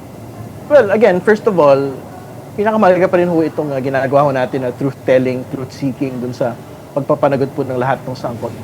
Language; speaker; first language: Filipino; native; Filipino